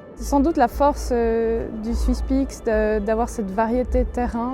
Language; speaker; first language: French; native; French